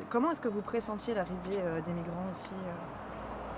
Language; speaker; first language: French; native; French